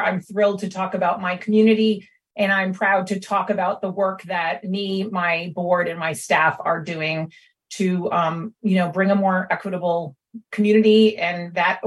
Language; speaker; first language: English; native; English